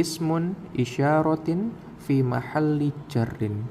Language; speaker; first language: Arabic; non-native, learner; Indonesian